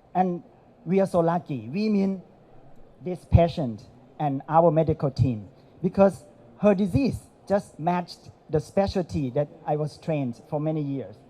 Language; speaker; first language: English; non-native, fluent; Thai